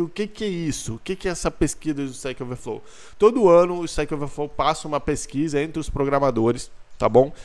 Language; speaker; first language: Portuguese; native; Portuguese